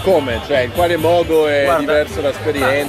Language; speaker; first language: Italian; non-native, fluent; English